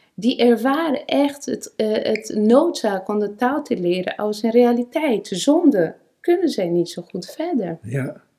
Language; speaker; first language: Dutch; non-native, fluent; Portuguese